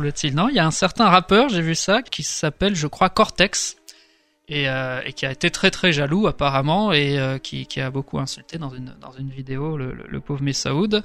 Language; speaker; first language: French; native; French